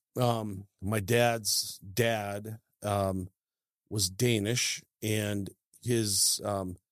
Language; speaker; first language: English; native; English